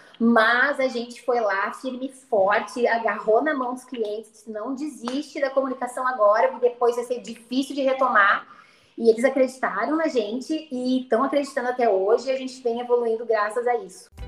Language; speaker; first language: Portuguese; native; Portuguese